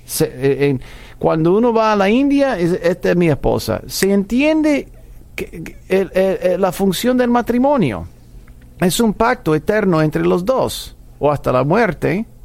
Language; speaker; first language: Spanish; non-native, fluent; English